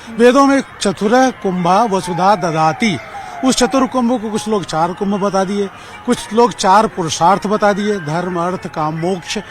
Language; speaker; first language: Hindi; native; Hindi